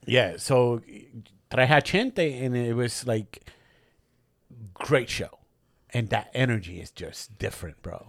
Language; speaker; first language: English; early bilingual, other home language; Spanish